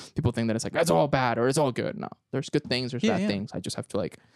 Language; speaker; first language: English; non-native, fluent; Spanish